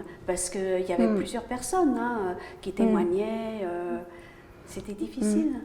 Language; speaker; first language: French; native; French